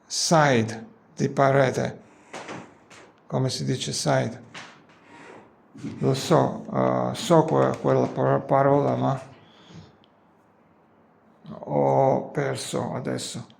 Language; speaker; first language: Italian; non-native, learner; Georgian